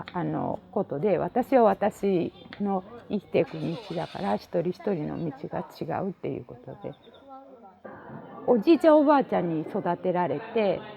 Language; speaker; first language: Japanese; native; Japanese